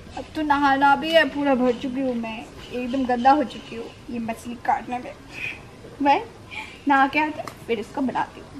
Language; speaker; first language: Hindi; non-native, local second language; Bangla